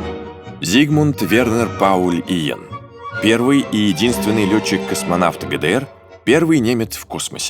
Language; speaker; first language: Russian; native; Russian